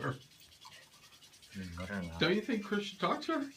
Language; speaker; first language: English; native; English